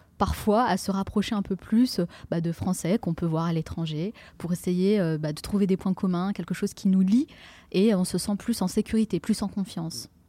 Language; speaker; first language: French; native; French